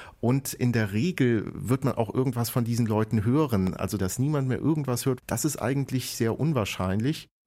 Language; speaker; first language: German; native; German